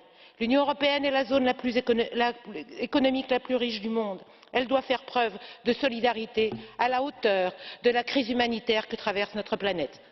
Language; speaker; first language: French; native; French